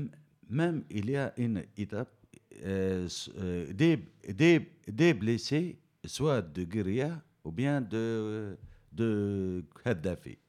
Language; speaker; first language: French; non-native, learner; Berber languages